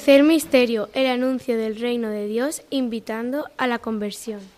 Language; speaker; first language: Spanish; native; Spanish